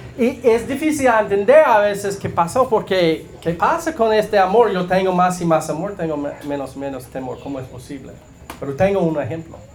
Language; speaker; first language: Spanish; non-native, learner; English